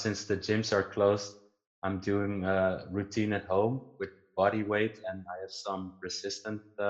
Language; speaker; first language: English; non-native, fluent; Dutch